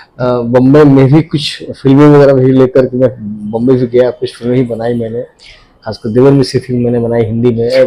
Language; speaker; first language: Hindi; native; Hindi